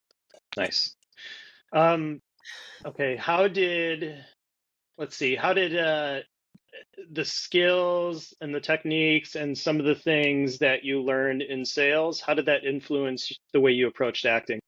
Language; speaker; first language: English; native; English